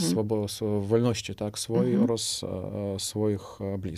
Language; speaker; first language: Polish; non-native, fluent; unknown